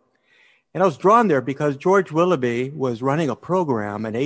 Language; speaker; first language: English; native; English